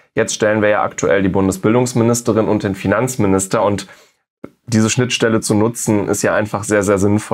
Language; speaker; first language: German; native; German